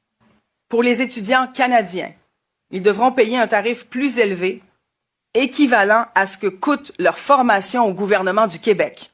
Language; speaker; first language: French; native; French